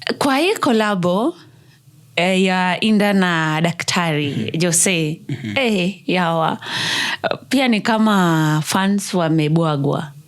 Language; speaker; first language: Swahili; non-native, local second language; Luo (Kenya and Tanzania)